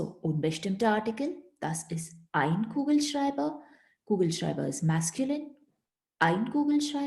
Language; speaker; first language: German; non-native, fluent; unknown